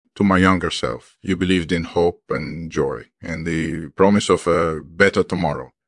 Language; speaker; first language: English; early bilingual, other home language; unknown